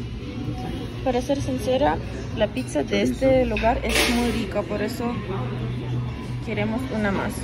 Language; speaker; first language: Spanish; native; Spanish